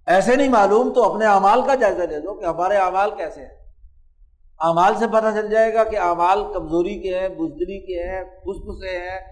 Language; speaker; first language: Urdu; non-native, local second language; Punjabi